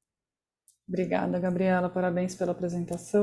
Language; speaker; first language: Portuguese; native; Portuguese